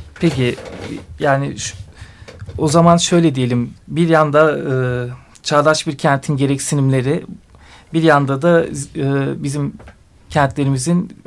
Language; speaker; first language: Turkish; native; Turkish